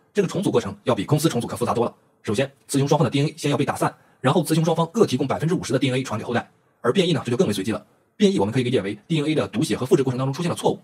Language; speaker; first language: Chinese; native; Chinese